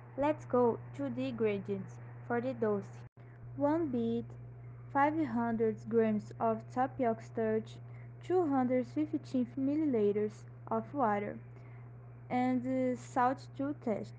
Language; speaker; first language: English; non-native, learner; Portuguese